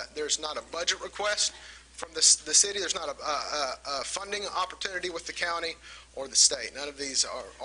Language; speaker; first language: English; non-native, fluent; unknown